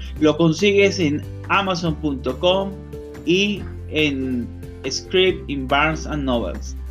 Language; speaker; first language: Spanish; native; Spanish